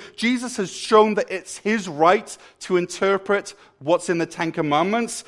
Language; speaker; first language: English; native; English